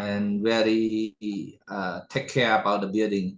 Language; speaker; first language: English; non-native, learner; Khmer